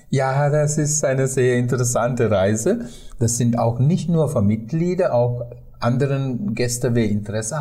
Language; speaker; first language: German; non-native, fluent; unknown